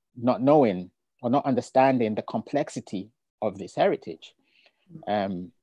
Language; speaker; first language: English; non-native, local second language; Ga